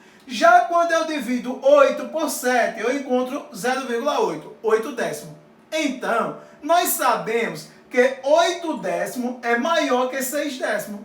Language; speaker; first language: Portuguese; native; Portuguese